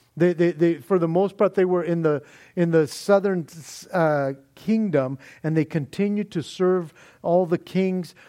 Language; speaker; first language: English; native; English